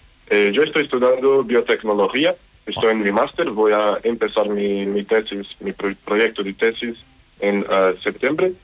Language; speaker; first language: Spanish; non-native, learner; Portuguese